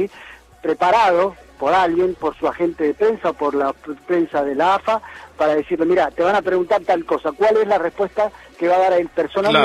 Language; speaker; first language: Spanish; native; Spanish